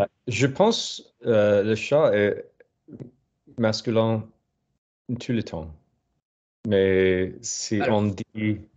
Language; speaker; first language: French; non-native, learner; English